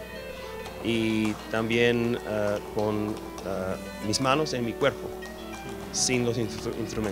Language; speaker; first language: Spanish; non-native, fluent; German